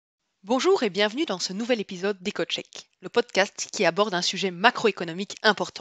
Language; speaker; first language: French; native; French